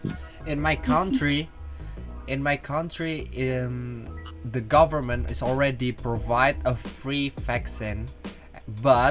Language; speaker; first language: English; non-native, learner; Indonesian